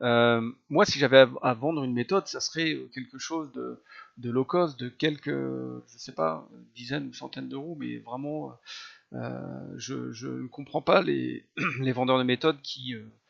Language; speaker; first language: French; native; French